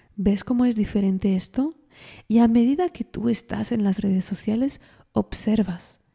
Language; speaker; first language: Spanish; non-native, fluent; French